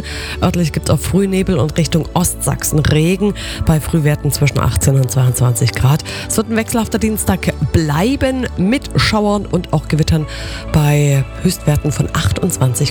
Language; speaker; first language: German; native; German